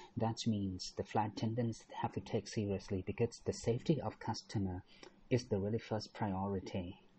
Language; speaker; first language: English; non-native, fluent; Thai